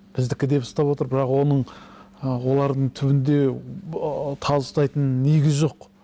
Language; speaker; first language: Kazakh; early bilingual, heritage; Kazakh